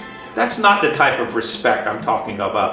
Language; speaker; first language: English; native; English